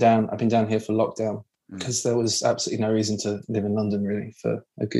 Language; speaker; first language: English; native; English